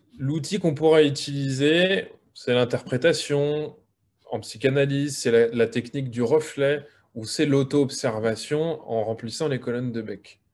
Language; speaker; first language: French; native; French